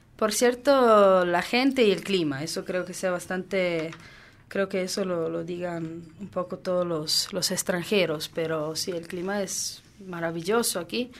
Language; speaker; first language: Spanish; non-native, fluent; Italian